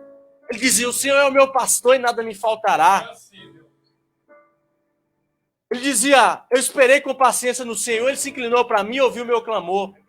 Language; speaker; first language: Portuguese; native; Portuguese